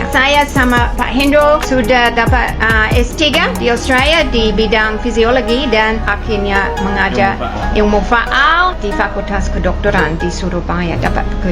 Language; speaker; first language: Indonesian; non-native, fluent; English